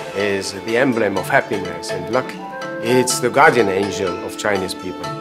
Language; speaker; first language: English; non-native, fluent; German